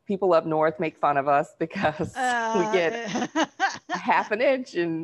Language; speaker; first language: English; native; English